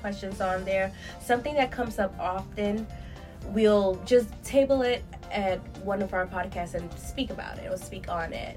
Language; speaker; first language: English; native; English